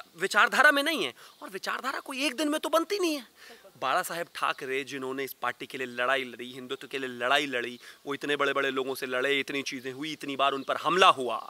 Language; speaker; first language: Hindi; native; Hindi